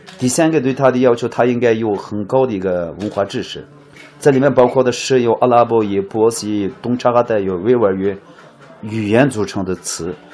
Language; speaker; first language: Chinese; non-native, local second language; Uyghur